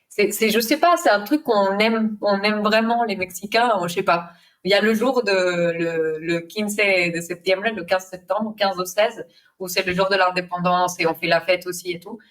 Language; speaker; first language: French; non-native, fluent; Spanish